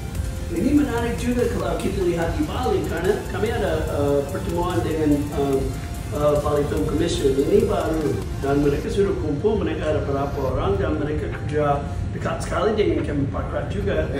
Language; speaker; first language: Indonesian; non-native, fluent; English